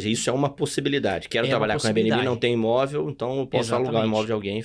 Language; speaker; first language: Portuguese; native; Portuguese